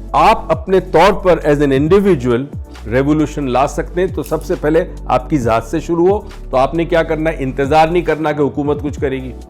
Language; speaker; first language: Urdu; native; Urdu